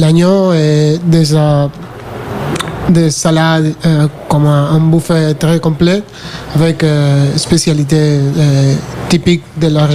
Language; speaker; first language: French; non-native, learner; Spanish